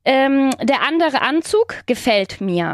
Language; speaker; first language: German; non-native, fluent; Spanish